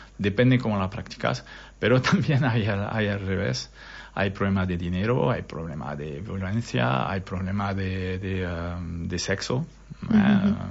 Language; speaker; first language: Spanish; non-native, fluent; French